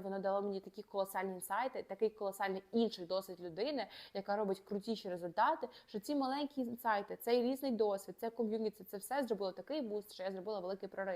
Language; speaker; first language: Ukrainian; native; Ukrainian